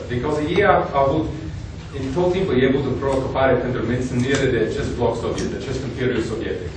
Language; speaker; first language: Romanian; non-native, fluent; English